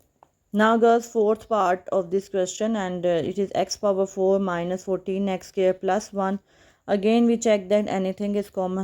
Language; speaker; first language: English; non-native, local second language; Urdu